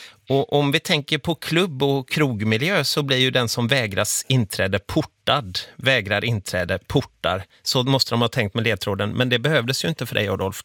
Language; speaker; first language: Swedish; native; Swedish